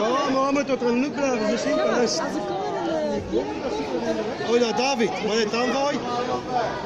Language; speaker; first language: Dutch; native; Dutch